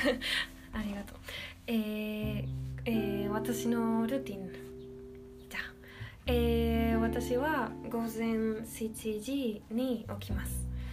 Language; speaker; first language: Japanese; non-native, learner; Spanish